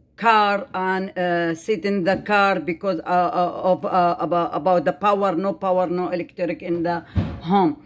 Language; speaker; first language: English; non-native, learner; Arabic